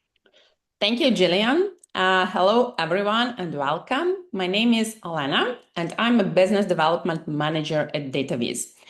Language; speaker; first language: English; non-native, fluent; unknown